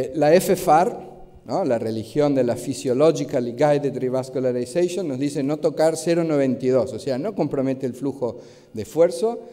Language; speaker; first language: Spanish; native; Spanish